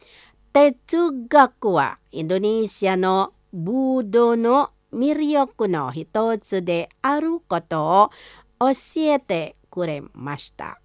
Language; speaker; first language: Japanese; non-native, fluent; Indonesian